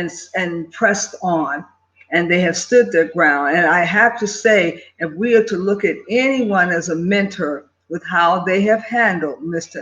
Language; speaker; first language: English; native; English